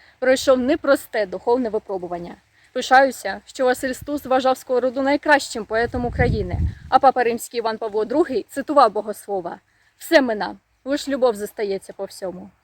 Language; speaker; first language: Ukrainian; native; Ukrainian